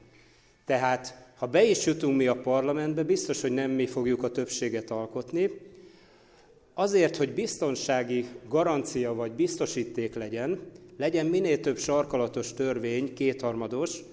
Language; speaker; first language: Hungarian; native; Hungarian